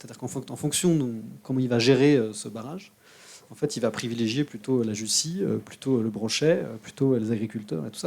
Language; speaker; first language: French; native; French